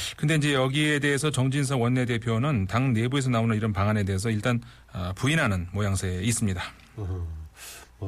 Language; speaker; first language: Korean; native; Korean